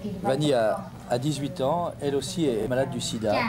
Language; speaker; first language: French; native; French